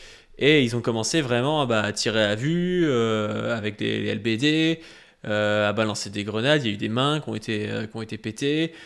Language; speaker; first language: French; native; French